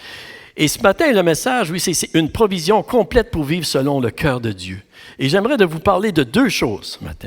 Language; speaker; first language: French; native; French